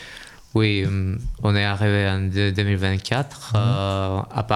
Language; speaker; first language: French; non-native, learner; Russian